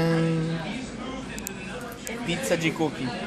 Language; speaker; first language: Portuguese; native; Portuguese